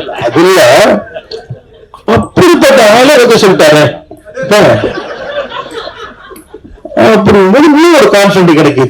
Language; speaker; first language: Tamil; native; Tamil